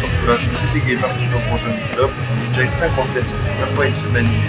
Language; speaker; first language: French; native; French